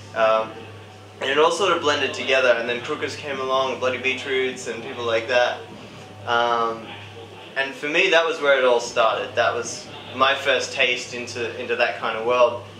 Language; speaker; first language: English; native; English